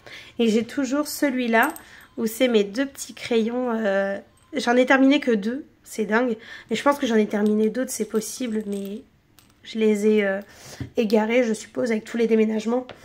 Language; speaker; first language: French; native; French